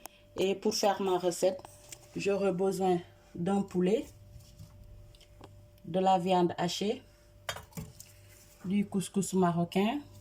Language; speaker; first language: French; non-native, local second language; Wolof